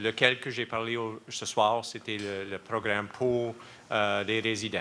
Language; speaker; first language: French; non-native, learner; English